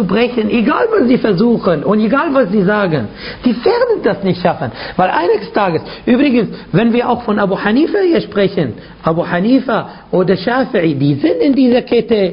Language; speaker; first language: German; non-native, fluent; Arabic